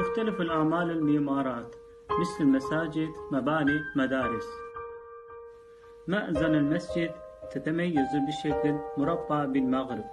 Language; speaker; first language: Arabic; non-native, fluent; Turkish